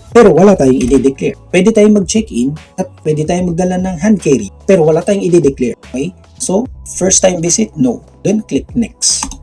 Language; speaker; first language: Filipino; non-native, local second language; Cebuano